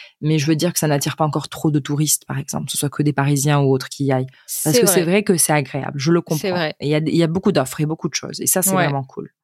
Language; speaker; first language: French; native; French